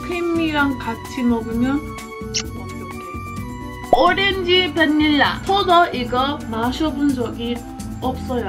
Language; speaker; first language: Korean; non-native, fluent; English